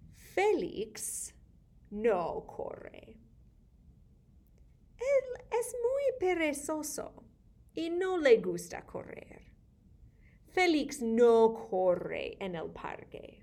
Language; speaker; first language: Spanish; non-native, fluent; English